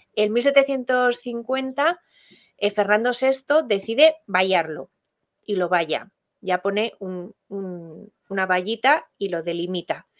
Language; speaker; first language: Spanish; native; Spanish